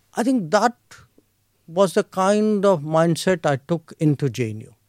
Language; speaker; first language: English; non-native, local second language; Hindi